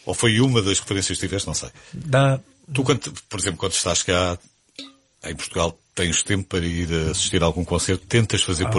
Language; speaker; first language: Portuguese; native; Portuguese